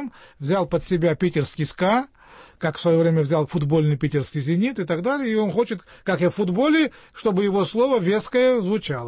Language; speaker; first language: Russian; native; Russian